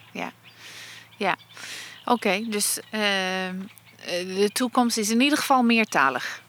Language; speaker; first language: Dutch; non-native, fluent; English